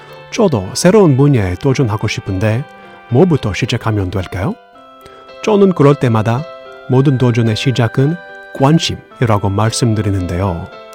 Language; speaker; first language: Korean; non-native, fluent; English